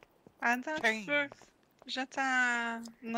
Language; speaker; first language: French; native; French